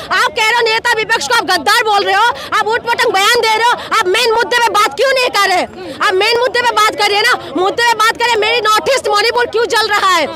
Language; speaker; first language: Hindi; non-native, local second language; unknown